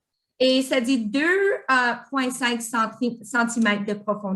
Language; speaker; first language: French; non-native, local second language; English